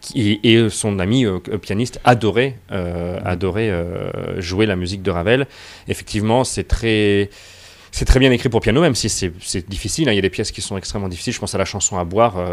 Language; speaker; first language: French; native; French